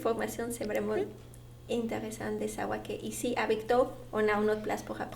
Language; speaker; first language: French; non-native, learner; Spanish